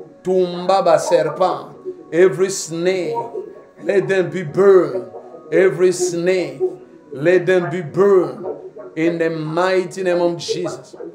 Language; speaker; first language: English; non-native, fluent; Lingala